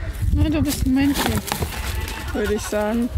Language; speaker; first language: German; native; German